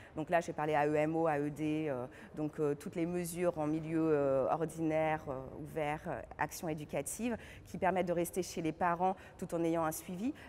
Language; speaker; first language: French; native; French